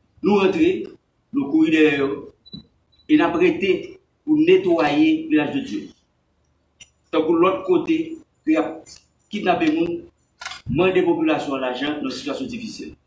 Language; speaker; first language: French; non-native, local second language; Haitian Creole